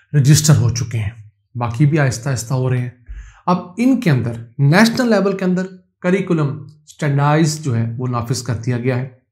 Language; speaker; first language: Urdu; native; Urdu